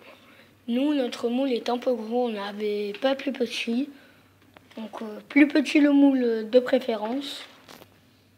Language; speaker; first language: French; native; French